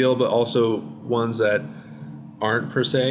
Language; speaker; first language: English; native; English